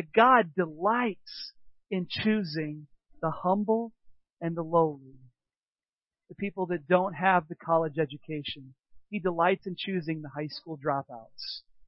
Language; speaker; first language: English; native; English